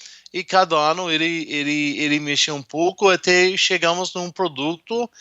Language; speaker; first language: Portuguese; non-native, fluent; English